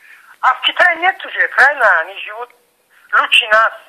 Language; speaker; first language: Russian; non-native, local second language; Tajik